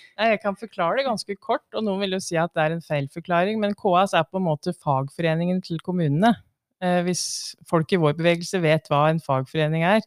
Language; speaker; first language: Norwegian; native; Norwegian